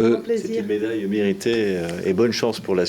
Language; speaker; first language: French; native; French